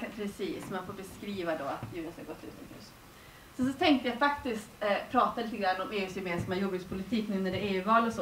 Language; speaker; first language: Swedish; native; Swedish